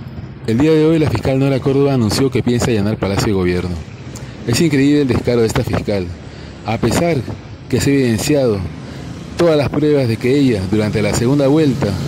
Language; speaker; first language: Spanish; native; Spanish